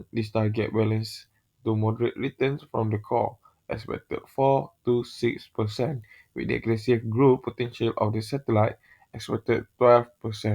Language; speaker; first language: English; non-native, local second language; Malay